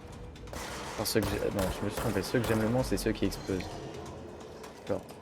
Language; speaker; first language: French; native; French